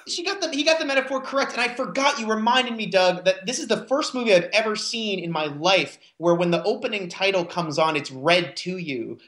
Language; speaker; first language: English; native; English